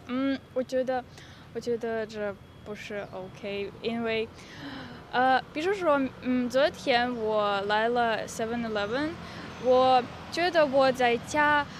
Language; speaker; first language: Chinese; non-native, learner; Russian